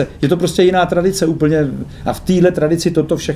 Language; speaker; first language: Czech; native; Czech